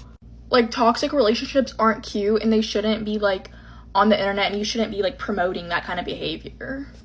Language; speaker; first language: English; native; English